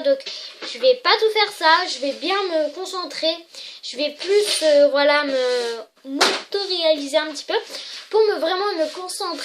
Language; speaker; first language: French; native; French